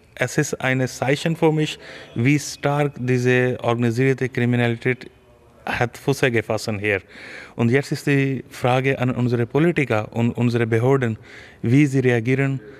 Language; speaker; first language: German; non-native, fluent; Urdu